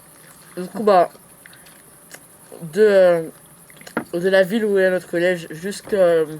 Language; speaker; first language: French; early bilingual, heritage; Arabic